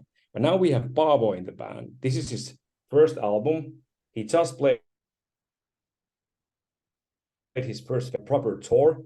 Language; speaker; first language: English; non-native, fluent; Finnish